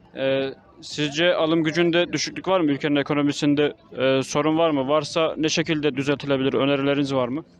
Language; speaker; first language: Turkish; native; Turkish